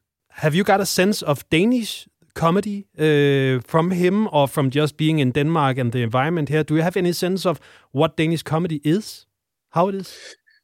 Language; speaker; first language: English; non-native, fluent; Danish